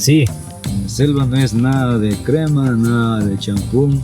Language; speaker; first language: Spanish; non-native, local second language; Quechua